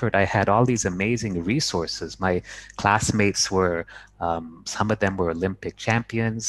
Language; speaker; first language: English; native; English